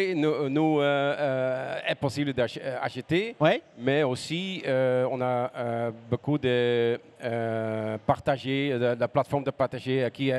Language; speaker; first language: French; non-native, learner; Dutch